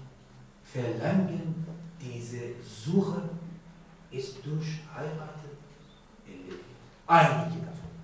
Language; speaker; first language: German; non-native, learner; Persian